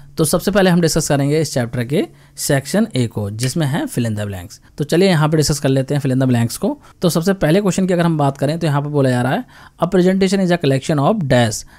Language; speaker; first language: Hindi; native; Hindi